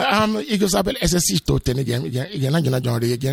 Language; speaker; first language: Hungarian; non-native, fluent; Yoruba